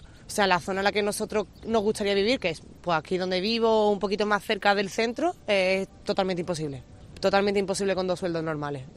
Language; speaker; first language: Spanish; native; Spanish